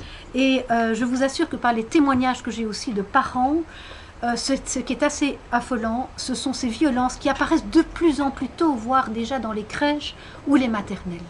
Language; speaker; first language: French; native; French